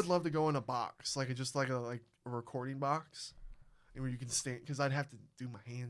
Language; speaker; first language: English; native; English